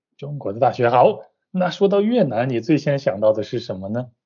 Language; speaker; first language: Chinese; native; Chinese